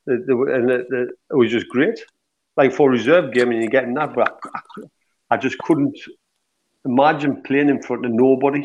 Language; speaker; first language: English; native; English